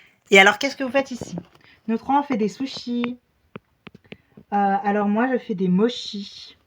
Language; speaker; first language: French; native; French